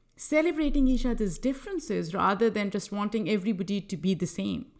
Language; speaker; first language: English; non-native, local second language; Urdu